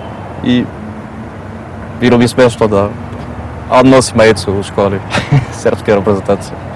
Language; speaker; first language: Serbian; non-native, fluent; French